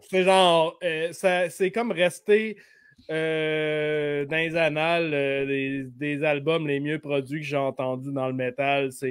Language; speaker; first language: French; native; French